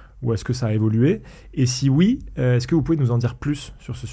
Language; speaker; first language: French; native; French